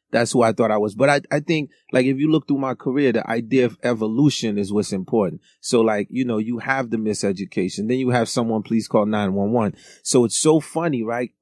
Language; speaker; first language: English; early bilingual, other home language; Haitian Creole